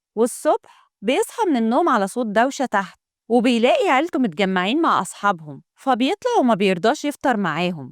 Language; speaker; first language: Arabic; native; Arabic